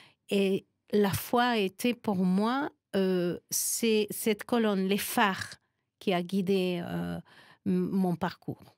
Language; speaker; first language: French; non-native, fluent; Spanish